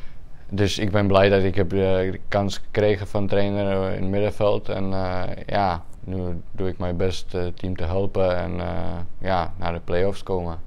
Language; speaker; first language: Dutch; non-native, fluent; Czech